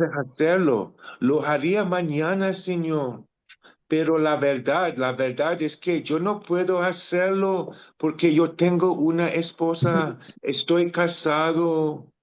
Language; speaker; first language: Spanish; non-native, fluent; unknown